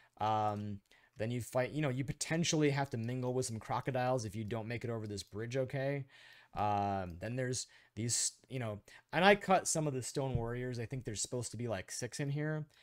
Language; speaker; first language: English; native; English